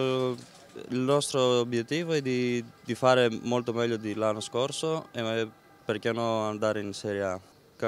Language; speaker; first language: Italian; non-native, learner; Greek